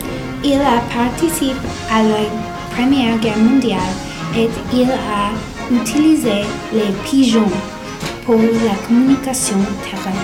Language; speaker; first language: French; non-native, learner; English